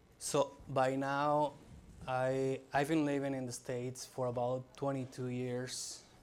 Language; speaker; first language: English; non-native, fluent; Spanish